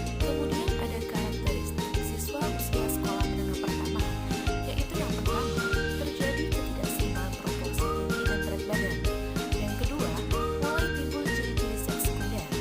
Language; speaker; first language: Indonesian; native; Indonesian